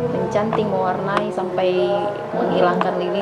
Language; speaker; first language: Indonesian; native; Indonesian